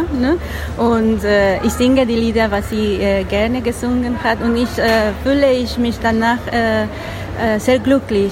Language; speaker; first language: German; non-native, learner; Spanish